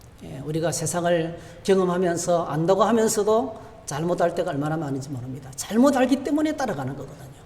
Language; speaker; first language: Korean; native; Korean